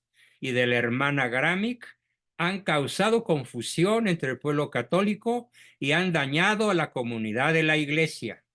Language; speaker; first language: Spanish; native; Spanish